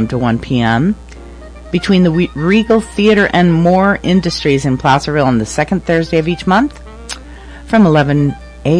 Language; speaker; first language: English; native; English